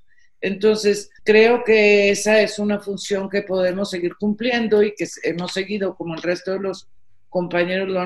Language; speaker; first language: Spanish; native; Spanish